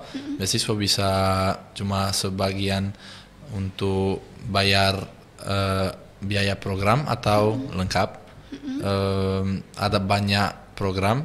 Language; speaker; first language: Indonesian; non-native, fluent; Italian